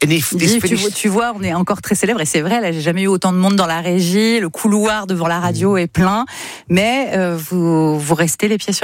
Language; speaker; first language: French; native; French